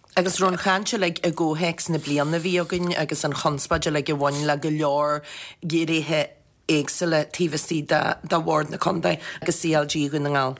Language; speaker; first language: Irish; native; Irish